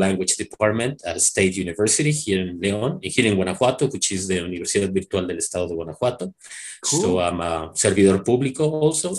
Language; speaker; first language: English; non-native, fluent; Spanish